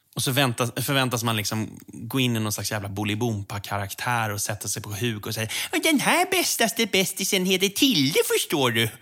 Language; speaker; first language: Swedish; native; Swedish